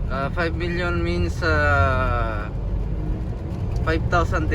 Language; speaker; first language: English; non-native, learner; Filipino